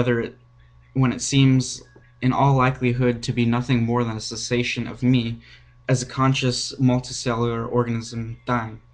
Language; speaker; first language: English; native; English